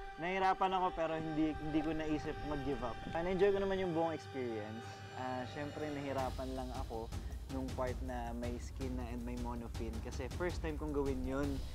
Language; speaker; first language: Filipino; native; Filipino